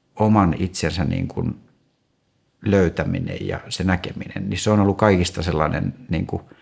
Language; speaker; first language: Finnish; native; Finnish